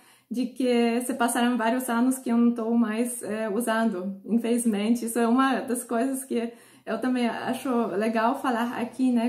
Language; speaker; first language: Portuguese; non-native, fluent; Polish